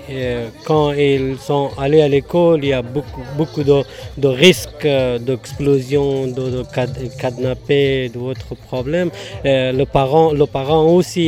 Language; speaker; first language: French; non-native, learner; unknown